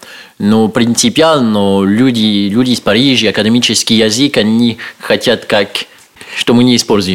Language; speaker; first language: Russian; non-native, learner; French